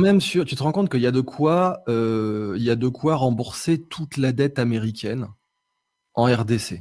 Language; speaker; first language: French; native; French